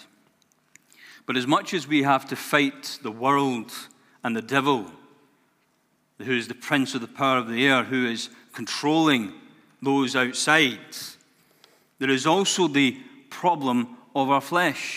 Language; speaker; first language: English; native; English